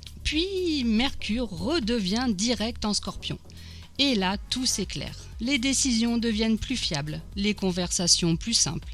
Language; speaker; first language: French; native; French